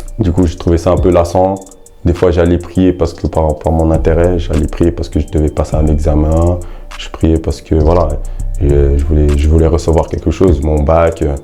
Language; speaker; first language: French; early bilingual, other home language; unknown